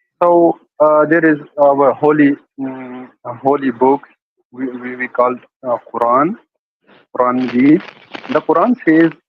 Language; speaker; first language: English; non-native, learner; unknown